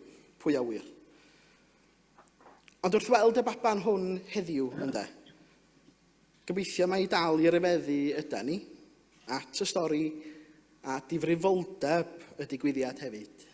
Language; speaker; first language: Welsh; native; Welsh